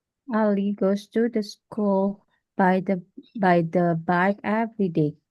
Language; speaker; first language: English; non-native, learner; Indonesian